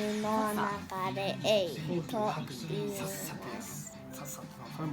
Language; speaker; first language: Japanese; non-native, learner; Thai